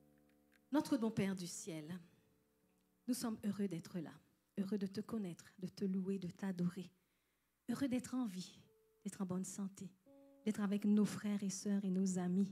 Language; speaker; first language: French; native; French